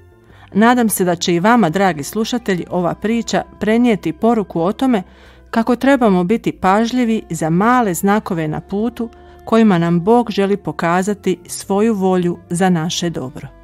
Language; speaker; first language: Croatian; native; Croatian